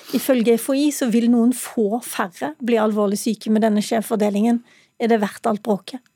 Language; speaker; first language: Norwegian; native; Norwegian